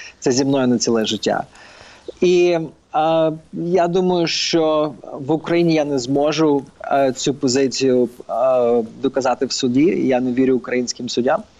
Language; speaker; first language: Ukrainian; early bilingual, heritage; Ukrainian